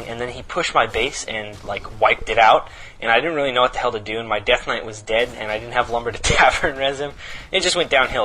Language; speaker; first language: English; native; English